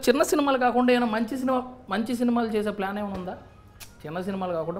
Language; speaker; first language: Telugu; native; Telugu